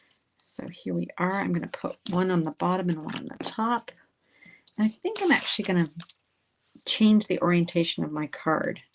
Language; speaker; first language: English; native; English